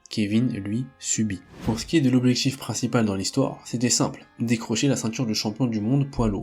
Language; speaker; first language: French; native; French